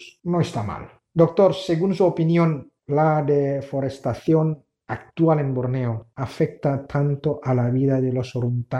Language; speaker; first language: Spanish; non-native, fluent; Indonesian